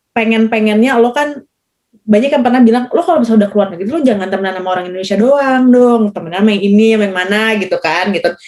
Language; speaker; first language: Indonesian; native; Indonesian